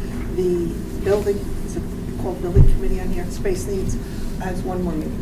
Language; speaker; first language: English; native; English